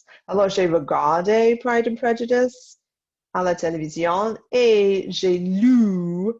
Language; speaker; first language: French; non-native, fluent; English